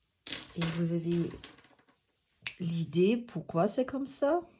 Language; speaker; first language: French; non-native, fluent; German